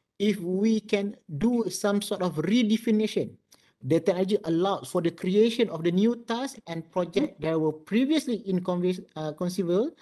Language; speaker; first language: English; non-native, local second language; Malay